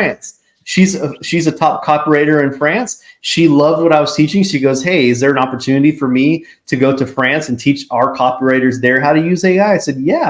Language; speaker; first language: English; native; English